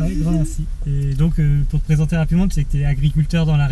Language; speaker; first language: French; native; French